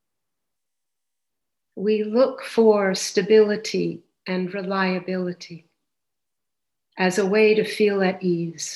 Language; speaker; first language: English; native; English